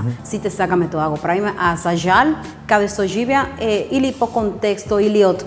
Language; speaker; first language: Macedonian; non-native, fluent; Spanish